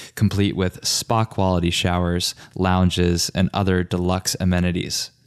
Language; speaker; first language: English; native; English